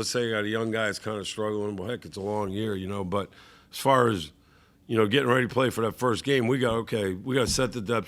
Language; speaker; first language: English; native; English